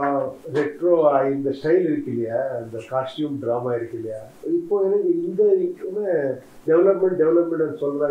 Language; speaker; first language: Tamil; non-native, learner; Kannada